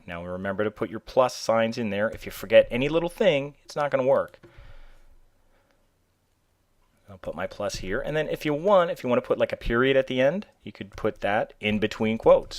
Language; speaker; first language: English; native; English